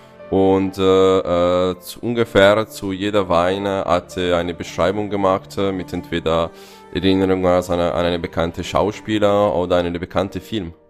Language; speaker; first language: German; non-native, fluent; Italian